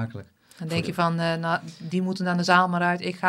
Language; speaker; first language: Dutch; native; Dutch